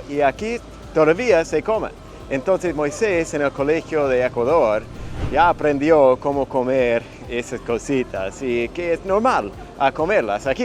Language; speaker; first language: Spanish; non-native, fluent; English